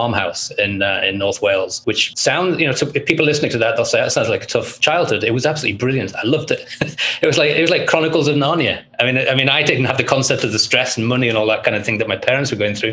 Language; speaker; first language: English; native; English